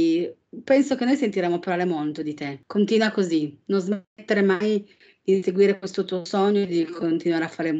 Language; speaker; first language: Italian; native; Italian